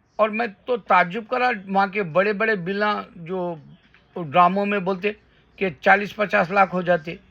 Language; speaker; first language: Urdu; native; Urdu